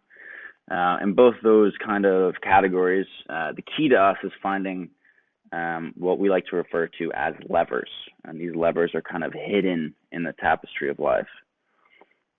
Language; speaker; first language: English; native; English